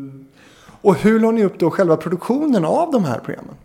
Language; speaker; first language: Swedish; native; Swedish